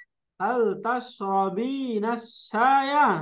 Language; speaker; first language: Arabic; non-native, fluent; Bangla